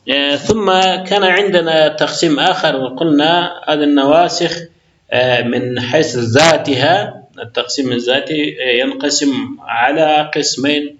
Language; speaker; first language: Arabic; non-native, fluent; Persian